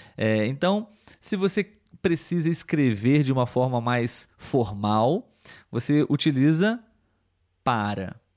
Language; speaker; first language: Portuguese; native; Portuguese